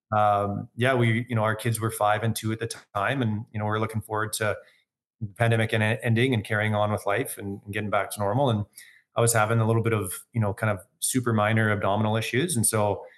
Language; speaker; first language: English; native; English